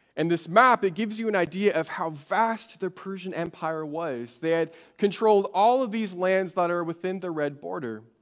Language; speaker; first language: English; native; English